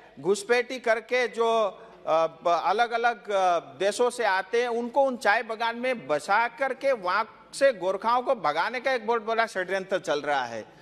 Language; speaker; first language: Hindi; non-native, local second language; Nepali